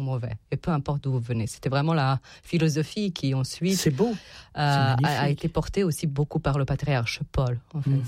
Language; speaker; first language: French; non-native, fluent; Serbian